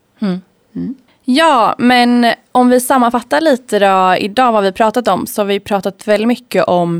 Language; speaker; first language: Swedish; native; Swedish